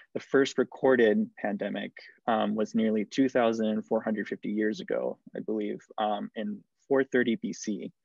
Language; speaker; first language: English; early bilingual, other home language; Spanish